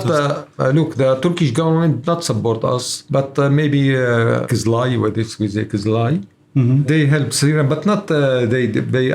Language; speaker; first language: English; non-native, learner; Arabic